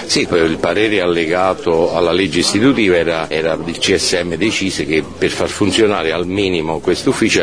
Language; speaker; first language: Italian; native; Italian